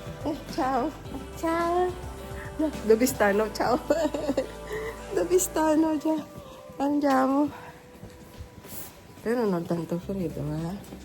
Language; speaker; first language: Italian; non-native, learner; Filipino